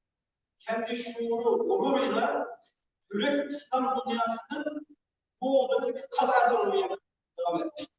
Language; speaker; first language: Turkish; non-native, fluent; Uyghur